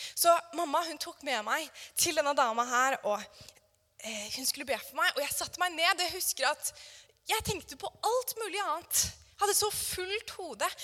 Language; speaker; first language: Norwegian; native; Norwegian